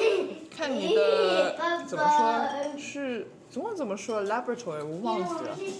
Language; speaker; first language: Chinese; non-native, learner; English